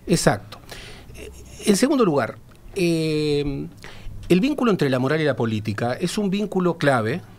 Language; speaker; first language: Spanish; native; Spanish